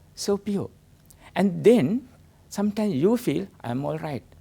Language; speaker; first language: English; non-native, local second language; Sinhala